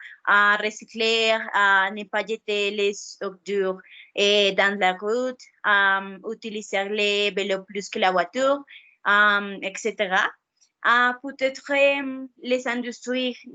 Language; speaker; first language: French; non-native, learner; Spanish